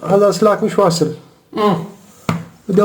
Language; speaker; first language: Arabic; non-native, learner; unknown